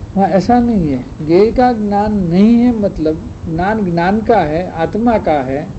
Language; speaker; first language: Hindi; non-native, local second language; Gujarati